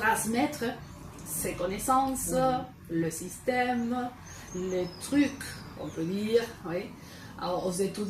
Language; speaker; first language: French; non-native, fluent; Spanish